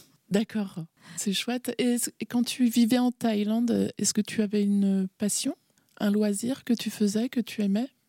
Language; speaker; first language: French; native; French